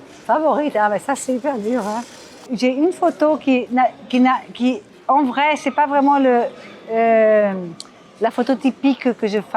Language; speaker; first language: French; non-native, fluent; Portuguese